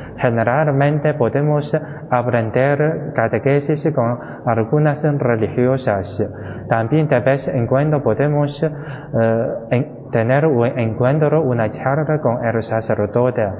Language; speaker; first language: Spanish; non-native, fluent; Chinese